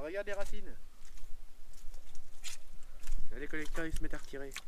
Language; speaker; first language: French; native; French